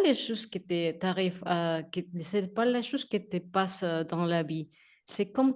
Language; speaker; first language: French; non-native, learner; Spanish